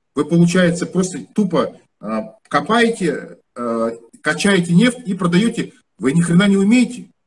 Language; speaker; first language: Russian; non-native, local second language; Kazakh